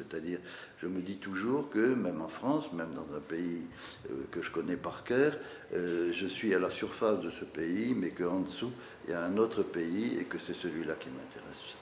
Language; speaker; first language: French; native; French